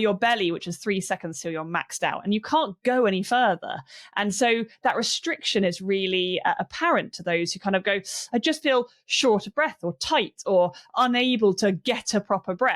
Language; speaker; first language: English; native; English